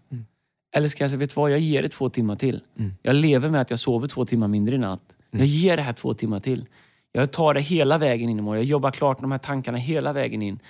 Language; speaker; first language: Swedish; native; Swedish